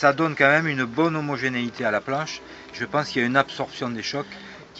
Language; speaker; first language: French; native; French